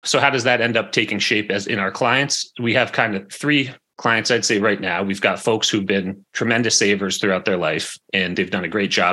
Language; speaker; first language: English; native; English